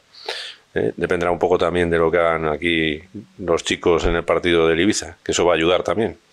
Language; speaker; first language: Spanish; native; Spanish